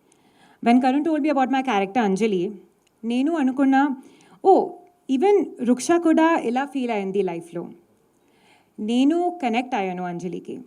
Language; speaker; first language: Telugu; non-native, learner; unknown